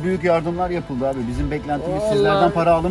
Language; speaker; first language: Turkish; native; Turkish